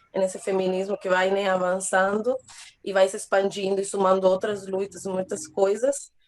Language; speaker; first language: Portuguese; non-native, fluent; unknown